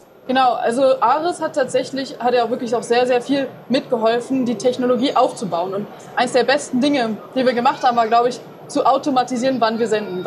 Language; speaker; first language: German; native; German